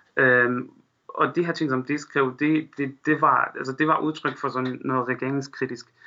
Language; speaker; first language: Danish; non-native, fluent; Arabic